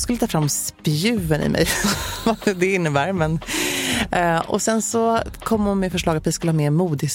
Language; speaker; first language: Swedish; native; Swedish